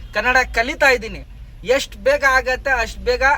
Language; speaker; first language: Kannada; non-native, local second language; Urdu